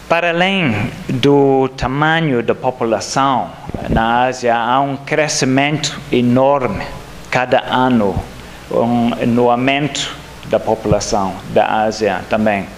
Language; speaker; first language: Portuguese; non-native, fluent; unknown